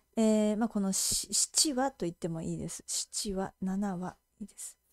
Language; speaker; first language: Japanese; native; Japanese